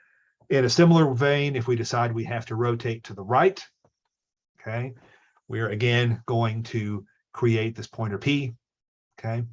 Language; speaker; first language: English; native; English